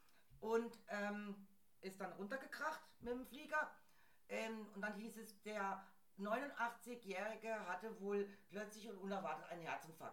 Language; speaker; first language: German; native; German